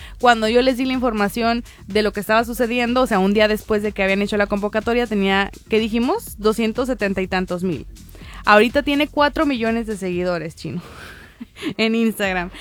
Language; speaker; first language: Spanish; native; Spanish